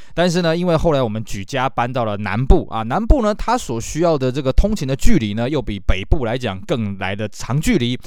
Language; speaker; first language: Chinese; native; Chinese